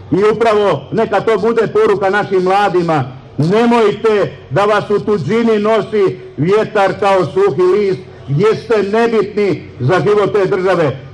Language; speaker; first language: Croatian; native; Croatian